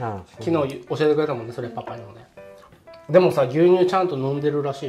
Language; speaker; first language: Japanese; native; Japanese